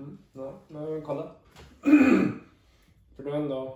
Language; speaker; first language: Swedish; native; Swedish